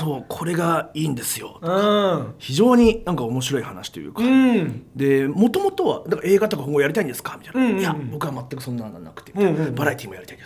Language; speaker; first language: Japanese; native; Japanese